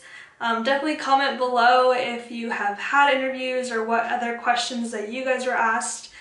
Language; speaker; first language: English; native; English